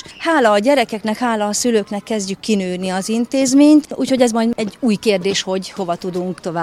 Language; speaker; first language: Hungarian; native; Hungarian